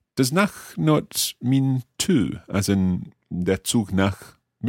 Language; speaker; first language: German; non-native, learner; English